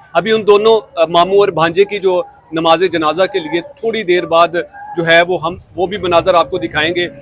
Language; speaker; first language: Urdu; non-native, local second language; Punjabi